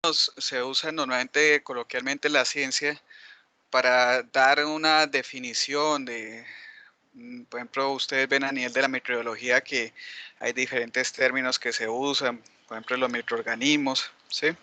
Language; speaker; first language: Spanish; native; Spanish